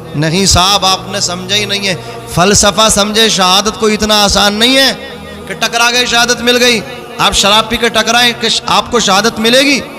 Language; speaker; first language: Urdu; native; Urdu